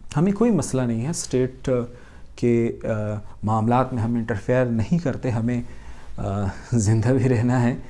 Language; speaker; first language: Urdu; non-native, local second language; Pashto